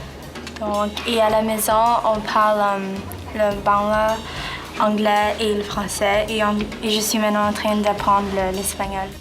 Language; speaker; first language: French; early bilingual, other home language; Bangla